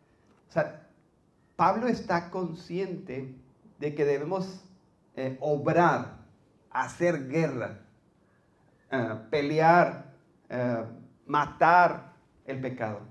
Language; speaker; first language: Spanish; native; Spanish